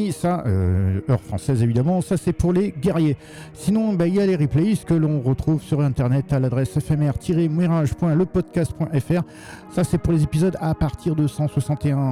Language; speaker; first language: French; native; French